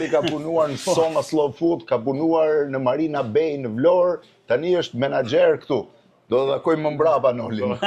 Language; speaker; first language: Albanian; native; Albanian